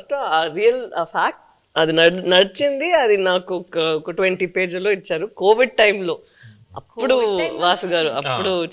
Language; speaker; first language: Telugu; non-native, fluent; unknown